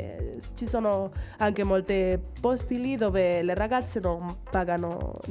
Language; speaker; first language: Italian; non-native, fluent; Spanish